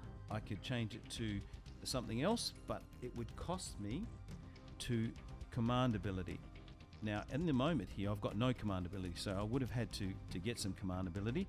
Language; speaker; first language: English; native; English